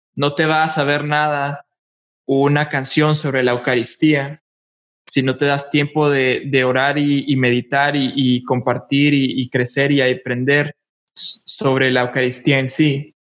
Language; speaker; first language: Spanish; native; Spanish